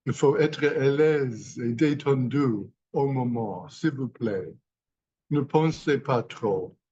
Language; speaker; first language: French; non-native, learner; English